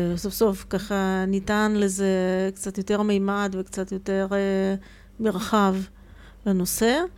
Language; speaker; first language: Hebrew; non-native, fluent; Russian